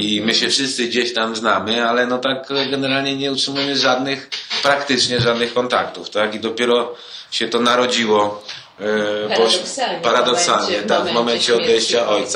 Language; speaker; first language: Polish; early bilingual, heritage; Polish